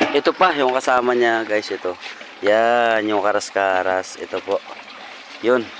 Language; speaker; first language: Filipino; non-native, local second language; Cebuano